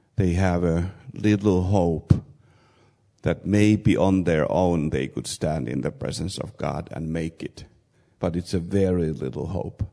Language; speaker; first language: English; non-native, fluent; Finnish